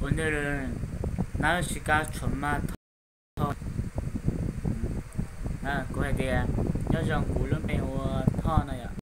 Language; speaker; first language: Korean; non-native, learner; Hmong